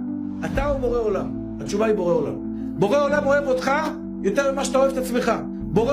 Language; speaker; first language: Hebrew; native; Hebrew